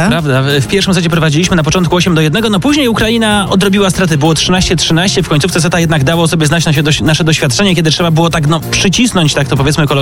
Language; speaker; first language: Polish; native; Polish